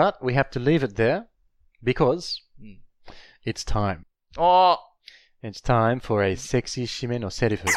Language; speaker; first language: English; non-native, learner; Japanese